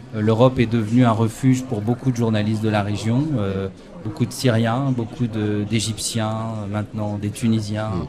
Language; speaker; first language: French; native; French